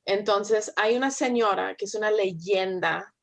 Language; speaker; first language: Spanish; early bilingual, heritage; Spanish